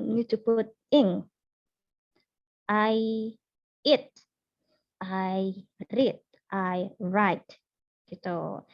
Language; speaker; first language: English; non-native, learner; Indonesian